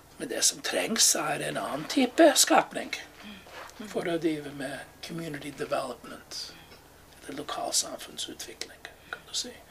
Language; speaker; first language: Norwegian; non-native, fluent; English